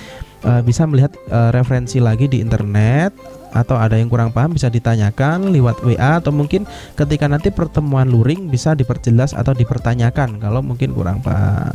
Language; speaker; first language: Indonesian; native; Indonesian